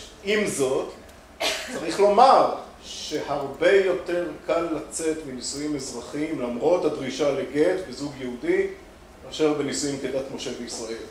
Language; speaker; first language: Hebrew; native; Hebrew